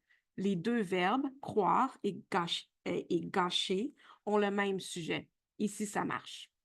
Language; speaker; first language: French; native; French